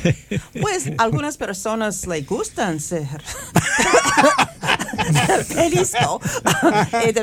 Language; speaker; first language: Spanish; non-native, fluent; English